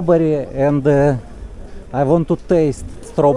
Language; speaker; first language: English; non-native, learner; Russian